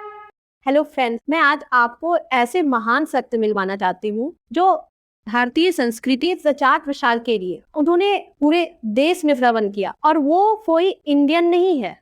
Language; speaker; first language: Hindi; native; Hindi